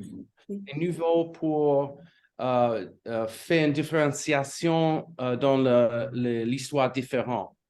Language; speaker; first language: French; non-native, learner; English